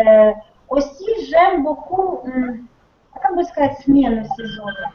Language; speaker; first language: French; non-native, learner; Russian